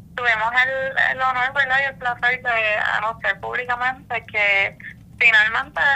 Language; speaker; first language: Spanish; native; Spanish